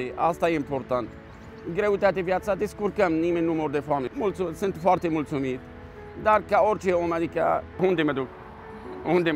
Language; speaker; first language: Romanian; non-native, learner; Arabic